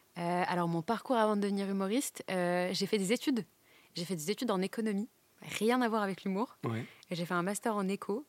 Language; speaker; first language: French; native; French